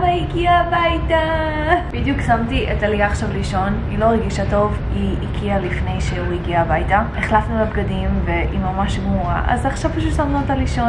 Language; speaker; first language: Hebrew; early bilingual, heritage; Hebrew